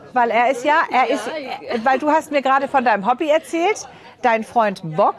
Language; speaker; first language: German; native; German